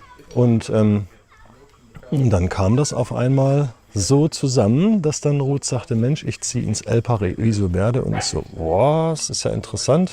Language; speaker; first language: German; native; German